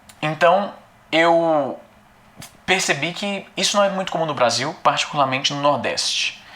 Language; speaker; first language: Portuguese; native; Portuguese